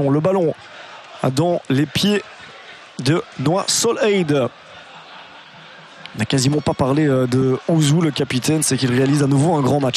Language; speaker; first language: French; native; French